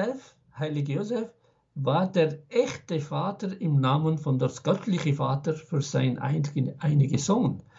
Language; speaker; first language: German; non-native, fluent; Arabic